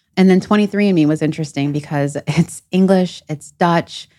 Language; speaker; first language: English; early bilingual, other home language; Krio